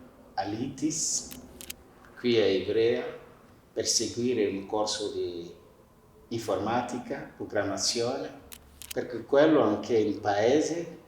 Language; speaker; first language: Italian; non-native, fluent; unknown